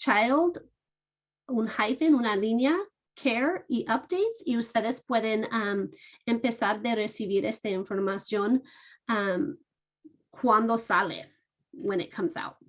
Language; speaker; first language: Spanish; non-native, fluent; English